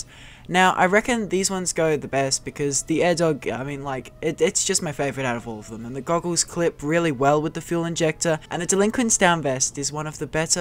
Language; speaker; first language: English; native; English